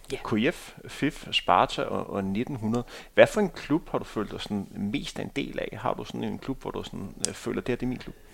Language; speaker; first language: Danish; native; Danish